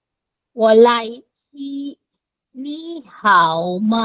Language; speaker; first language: Chinese; non-native, learner; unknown